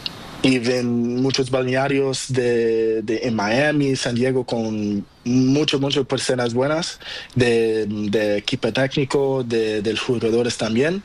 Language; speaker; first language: Spanish; non-native, learner; Portuguese